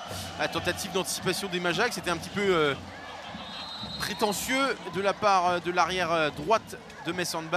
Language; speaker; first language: French; native; French